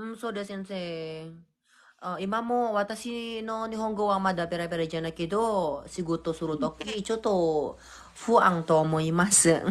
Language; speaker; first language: Japanese; non-native, learner; Indonesian